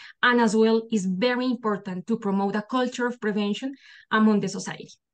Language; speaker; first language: English; non-native, fluent; Spanish